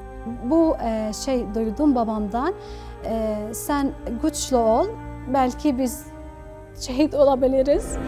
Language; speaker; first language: Turkish; non-native, learner; Arabic